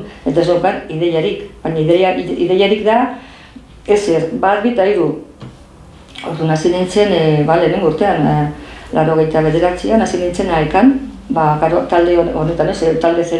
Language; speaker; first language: Basque; non-native, local second language; Spanish